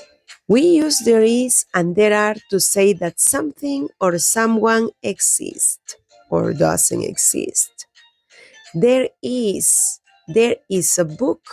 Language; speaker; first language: English; non-native, fluent; Spanish